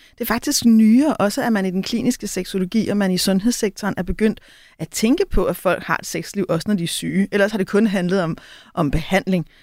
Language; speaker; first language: Danish; native; Danish